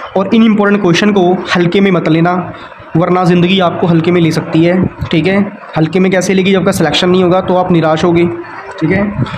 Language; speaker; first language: Hindi; native; Hindi